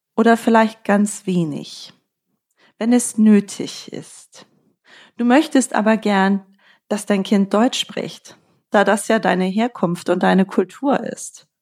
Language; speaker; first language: German; native; German